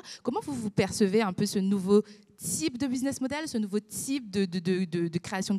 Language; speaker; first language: French; native; French